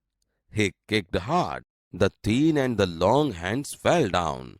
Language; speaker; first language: English; non-native, local second language; Gujarati